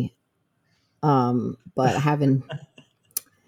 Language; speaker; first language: English; native; English